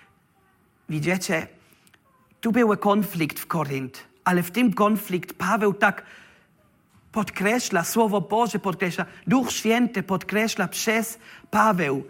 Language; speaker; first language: Polish; non-native, learner; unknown